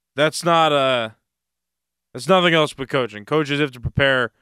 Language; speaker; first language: English; native; English